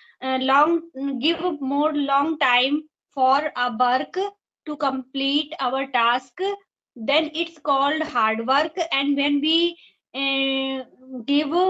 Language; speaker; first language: English; non-native, learner; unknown